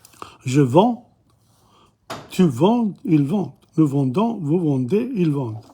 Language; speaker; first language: French; non-native, fluent; English